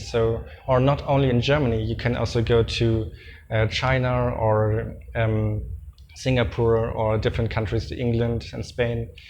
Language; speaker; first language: English; non-native, fluent; German